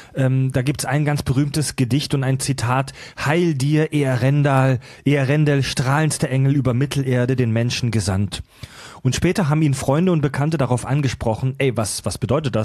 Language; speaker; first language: German; native; German